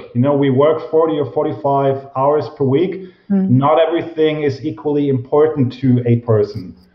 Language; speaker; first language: English; non-native, fluent; German